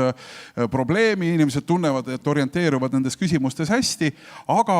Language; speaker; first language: Estonian; native; Estonian